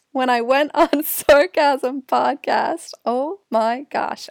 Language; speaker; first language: English; native; English